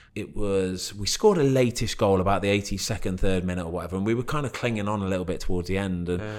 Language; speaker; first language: English; native; English